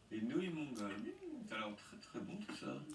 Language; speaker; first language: French; native; French